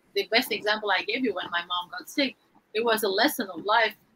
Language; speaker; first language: English; non-native, fluent; Arabic